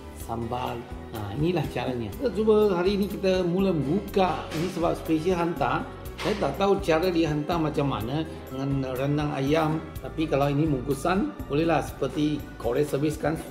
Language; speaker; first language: Malay; non-native, local second language; Chinese